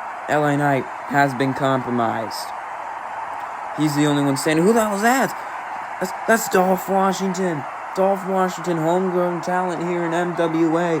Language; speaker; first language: English; native; English